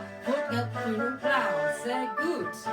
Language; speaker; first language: German; non-native, fluent; English